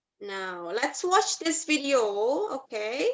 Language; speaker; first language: English; non-native, fluent; Indonesian